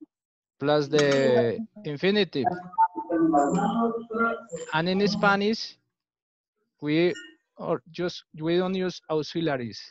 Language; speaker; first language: English; non-native, fluent; Spanish